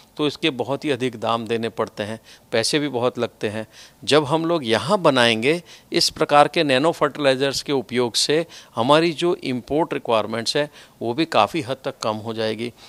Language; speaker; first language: Hindi; non-native, local second language; Gujarati